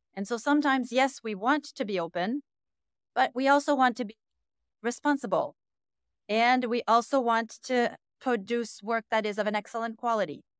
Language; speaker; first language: English; native; English